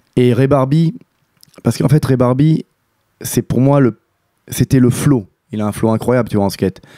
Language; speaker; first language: French; native; French